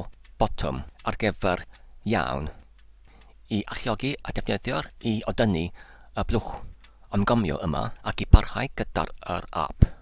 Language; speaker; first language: Welsh; non-native, learner; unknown